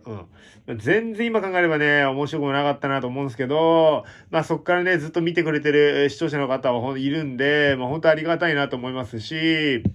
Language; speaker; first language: Japanese; native; Japanese